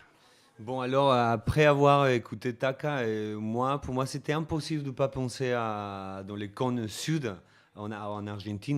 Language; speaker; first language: French; non-native, fluent; Spanish